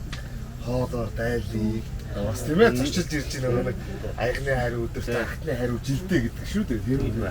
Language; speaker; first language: Mongolian; native; Mongolian